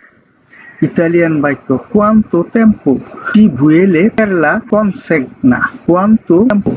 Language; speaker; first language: Italian; non-native, fluent; Bangla